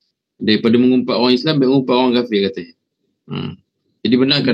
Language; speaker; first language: Malay; native; Malay